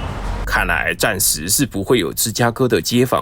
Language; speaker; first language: Chinese; native; Chinese